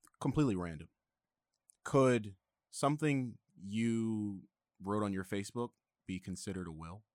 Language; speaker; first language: English; native; English